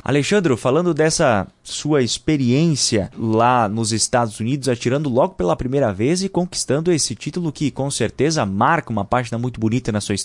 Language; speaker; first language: Portuguese; native; Portuguese